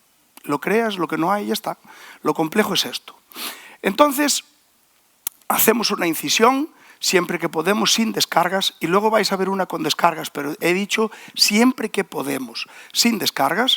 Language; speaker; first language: Spanish; native; Spanish